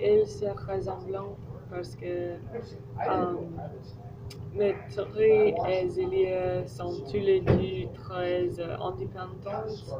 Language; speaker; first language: French; non-native, learner; English